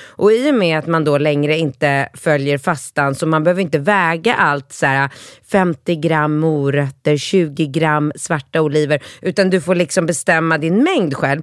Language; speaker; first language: Swedish; native; Swedish